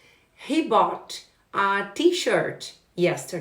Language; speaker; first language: English; non-native, fluent; Portuguese